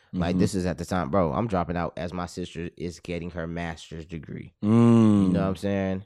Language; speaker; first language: English; native; English